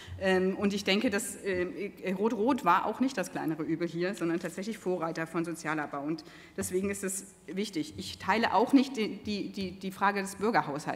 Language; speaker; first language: German; native; German